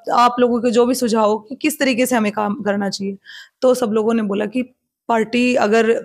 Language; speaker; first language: Hindi; native; Hindi